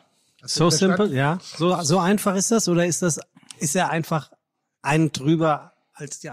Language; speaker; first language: German; native; German